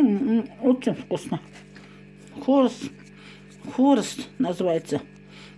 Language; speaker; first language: Russian; non-native, local second language; Karachay-Balkar